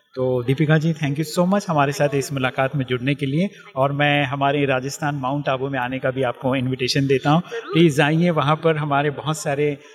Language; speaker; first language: Hindi; native; Hindi